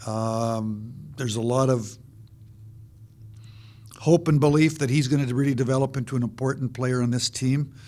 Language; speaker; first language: English; native; English